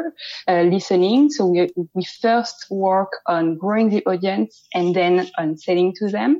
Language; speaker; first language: English; non-native, fluent; French